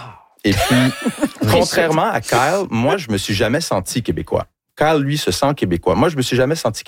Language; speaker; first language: French; early bilingual, other home language; English